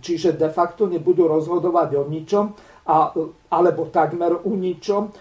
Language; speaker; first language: Slovak; native; Slovak